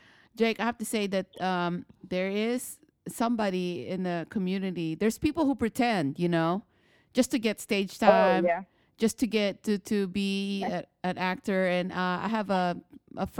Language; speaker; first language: English; non-native, local second language; Filipino